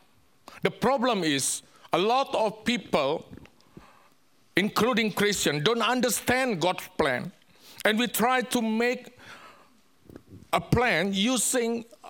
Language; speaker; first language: English; non-native, learner; Indonesian